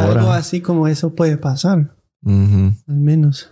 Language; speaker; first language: Spanish; non-native, fluent; English